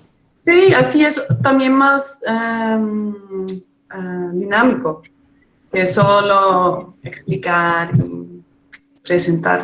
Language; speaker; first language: Spanish; non-native, fluent; Dutch